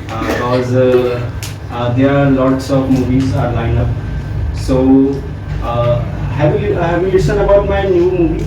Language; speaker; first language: English; non-native, learner; Hindi